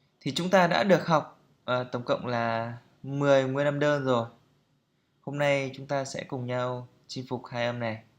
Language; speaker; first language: Vietnamese; native; Vietnamese